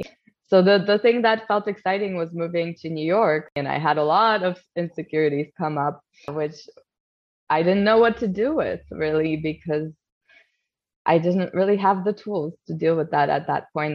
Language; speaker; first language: English; non-native, fluent; Polish